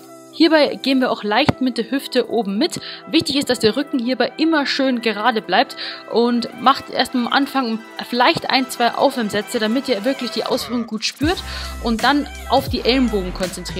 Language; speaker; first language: German; native; German